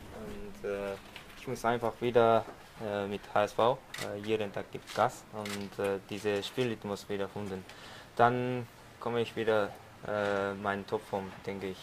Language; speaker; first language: German; non-native, learner; Japanese